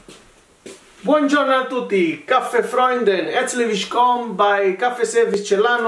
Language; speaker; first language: German; non-native, learner; Italian